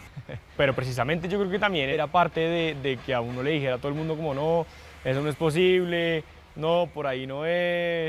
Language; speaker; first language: Spanish; native; Spanish